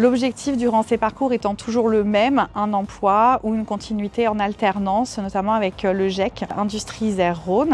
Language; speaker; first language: French; native; French